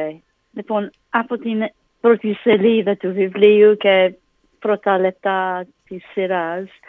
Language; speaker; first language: Greek; non-native, learner; English